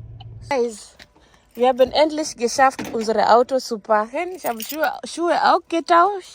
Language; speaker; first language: German; non-native, learner; Swahili